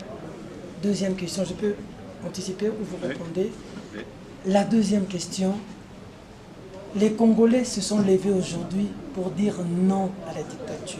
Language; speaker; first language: French; non-native, local second language; Lingala